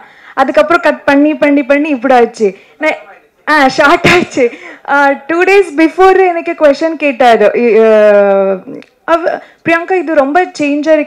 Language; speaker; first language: Tamil; non-native, learner; Kannada